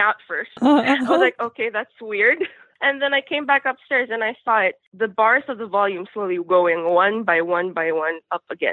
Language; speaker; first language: English; non-native, local second language; Filipino